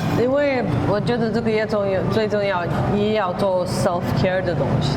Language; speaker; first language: Chinese; non-native, learner; Russian